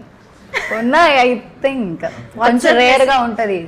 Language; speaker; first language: Telugu; non-native, learner; Malayalam